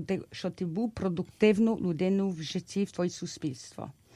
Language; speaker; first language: Ukrainian; early bilingual, heritage; Ukrainian